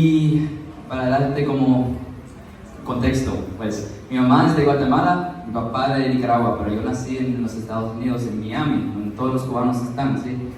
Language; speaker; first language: Spanish; early bilingual, heritage; Spanish